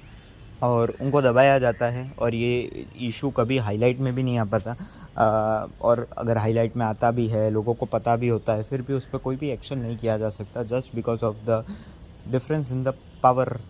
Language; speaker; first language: Hindi; native; Hindi